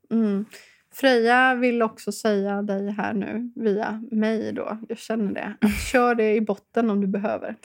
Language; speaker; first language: Swedish; native; Swedish